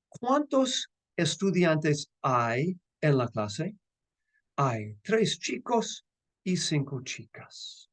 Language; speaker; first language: Spanish; non-native, fluent; English